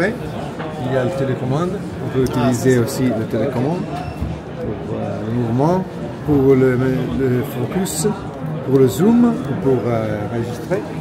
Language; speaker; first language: French; non-native, learner; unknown